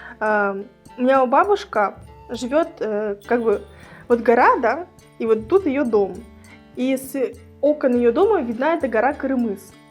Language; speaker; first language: Russian; native; Russian